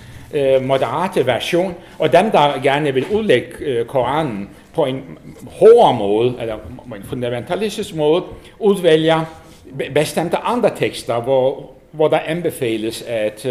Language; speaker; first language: Danish; non-native, fluent; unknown